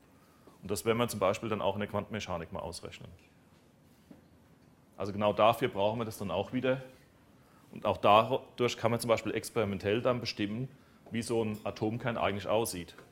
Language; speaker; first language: German; native; German